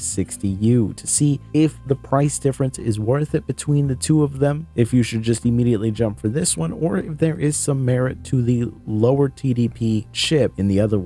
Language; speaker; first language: English; native; English